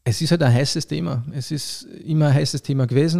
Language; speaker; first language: German; native; German